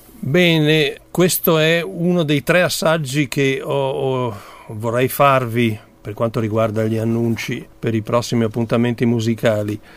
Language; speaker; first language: Italian; native; Italian